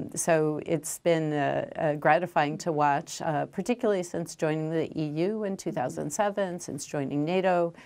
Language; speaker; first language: English; native; English